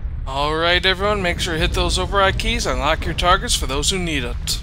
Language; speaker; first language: English; native; English